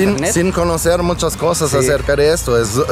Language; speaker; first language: Spanish; non-native, fluent; German